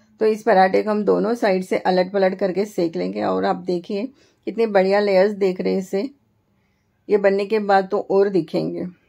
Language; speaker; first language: Hindi; non-native, local second language; Marathi